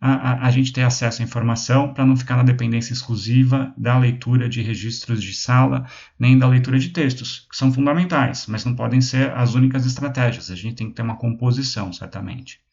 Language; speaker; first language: Portuguese; native; Portuguese